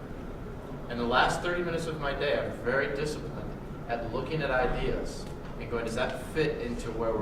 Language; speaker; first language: English; native; English